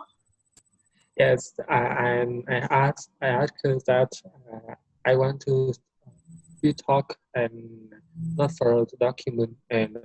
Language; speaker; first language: English; non-native, learner; Vietnamese